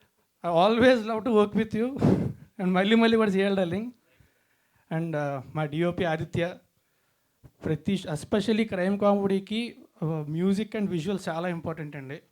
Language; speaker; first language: Telugu; native; Telugu